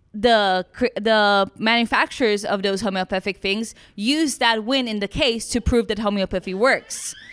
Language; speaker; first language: English; non-native, fluent; Czech